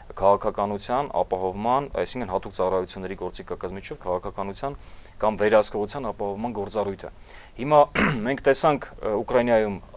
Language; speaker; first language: Armenian; native; Armenian